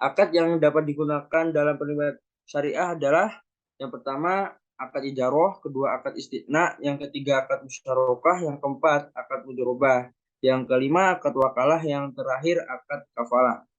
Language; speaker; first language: Indonesian; native; Indonesian